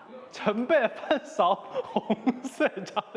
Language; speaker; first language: Chinese; native; Chinese